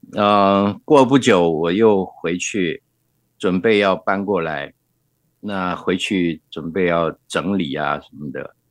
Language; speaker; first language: Chinese; non-native, local second language; Hakka Chinese